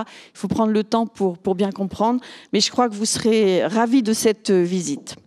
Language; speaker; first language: French; native; French